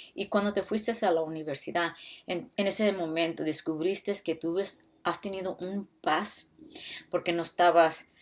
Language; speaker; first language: Spanish; early bilingual, other home language; English